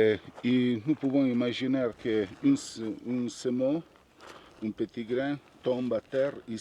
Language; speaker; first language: French; non-native, learner; Italian